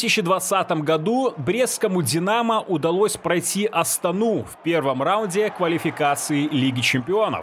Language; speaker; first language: Russian; native; Russian